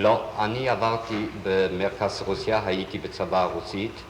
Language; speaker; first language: Hebrew; non-native, learner; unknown